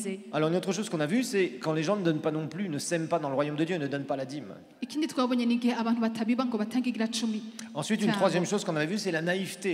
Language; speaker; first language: French; native; French